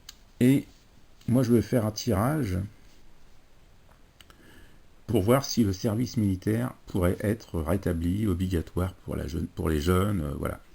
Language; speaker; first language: French; native; French